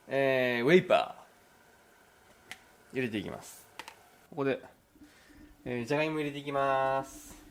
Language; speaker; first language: Japanese; native; Japanese